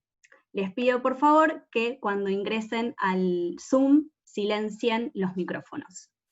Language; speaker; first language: Spanish; native; Spanish